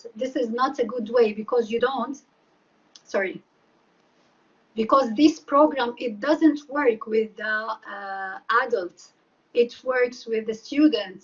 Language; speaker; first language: English; non-native, fluent; Arabic